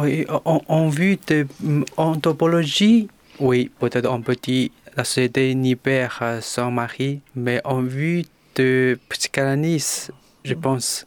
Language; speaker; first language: French; non-native, learner; Chinese